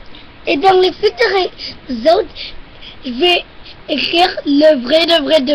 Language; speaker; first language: French; non-native, local second language; English